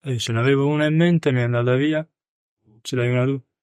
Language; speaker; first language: Italian; native; Italian